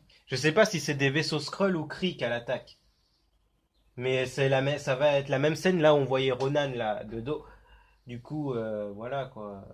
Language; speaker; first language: French; native; French